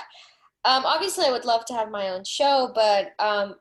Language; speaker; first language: English; early bilingual, other home language; Spanish